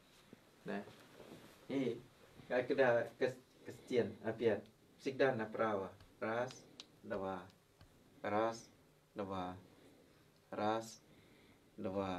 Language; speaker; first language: Russian; non-native, learner; Thai